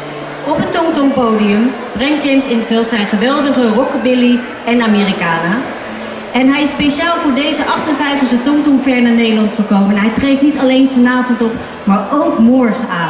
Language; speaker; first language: Dutch; native; Dutch